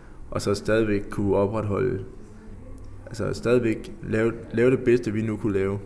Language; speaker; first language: Danish; native; Danish